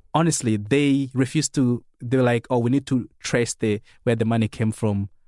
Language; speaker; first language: English; non-native, fluent; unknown